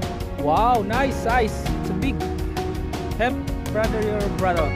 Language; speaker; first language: English; non-native, local second language; Filipino